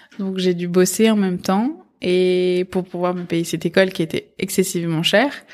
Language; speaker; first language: French; early bilingual, other home language; Persian